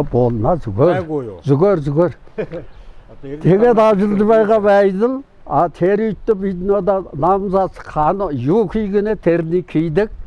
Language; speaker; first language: Mongolian; non-native, local second language; Kazakh